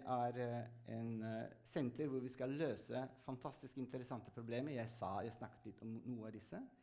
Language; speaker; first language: Norwegian; non-native, fluent; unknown